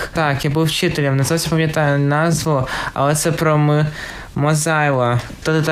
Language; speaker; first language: Ukrainian; non-native, local second language; Russian